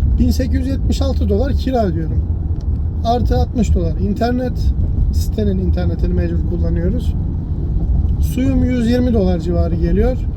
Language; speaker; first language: Turkish; early bilingual, heritage; Turkish